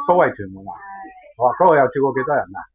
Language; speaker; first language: Cantonese; native; Cantonese